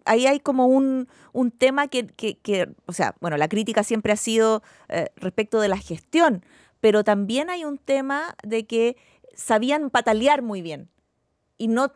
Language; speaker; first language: Spanish; native; Spanish